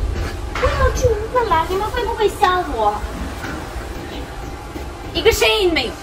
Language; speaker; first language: Chinese; non-native, learner; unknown